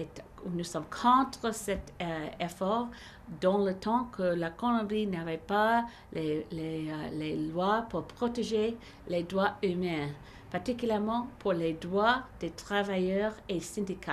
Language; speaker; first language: French; non-native, learner; English